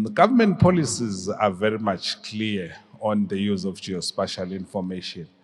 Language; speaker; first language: English; non-native, local second language; Swati